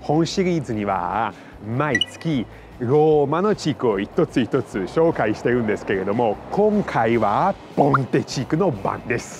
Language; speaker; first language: Japanese; non-native, fluent; Italian